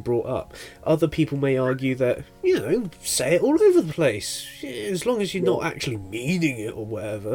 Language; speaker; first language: English; native; English